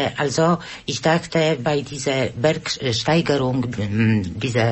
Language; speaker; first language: German; non-native, learner; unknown